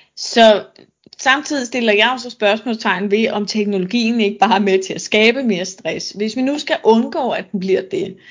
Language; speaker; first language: Danish; native; Danish